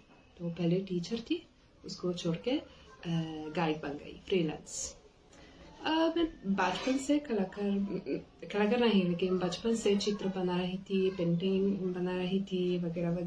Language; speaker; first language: Hindi; non-native, fluent; Italian